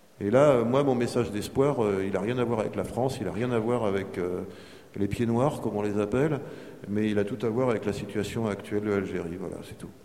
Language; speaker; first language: French; native; French